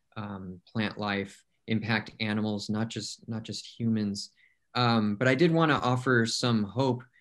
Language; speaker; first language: English; native; English